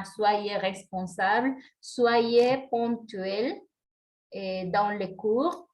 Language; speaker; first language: French; non-native, fluent; Spanish